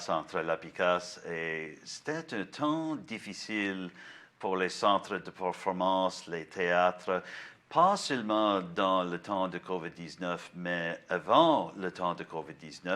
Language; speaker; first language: French; non-native, learner; English